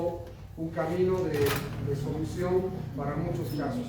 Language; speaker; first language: Spanish; native; Spanish